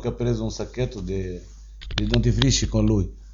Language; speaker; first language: Italian; non-native, learner; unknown